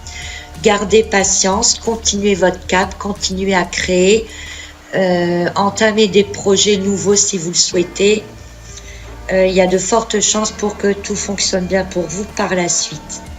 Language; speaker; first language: French; native; French